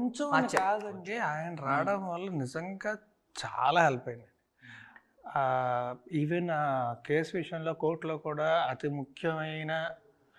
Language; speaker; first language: Telugu; native; Telugu